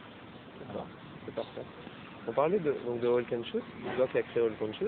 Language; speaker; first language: French; native; French